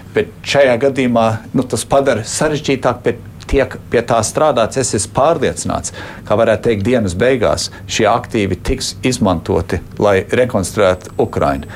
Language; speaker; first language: Latvian; early bilingual, heritage; Latvian